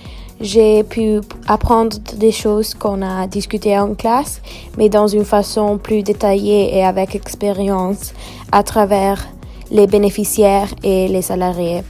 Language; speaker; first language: French; non-native, fluent; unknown